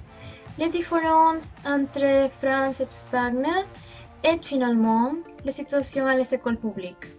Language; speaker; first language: French; non-native, learner; Spanish